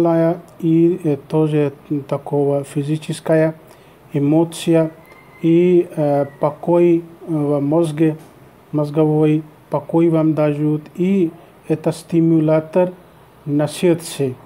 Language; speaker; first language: Russian; non-native, learner; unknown